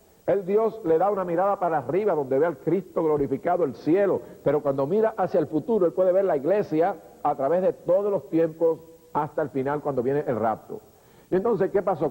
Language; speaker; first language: Spanish; native; Spanish